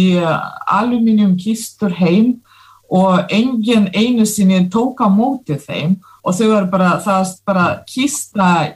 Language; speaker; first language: Icelandic; non-native, fluent; Russian